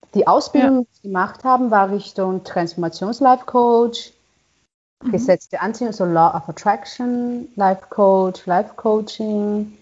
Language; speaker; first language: German; non-native, fluent; Chinese